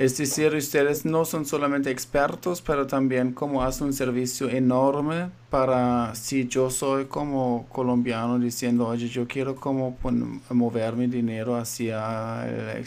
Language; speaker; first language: Spanish; non-native, fluent; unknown